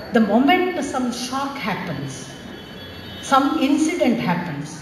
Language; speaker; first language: English; non-native, local second language; Kannada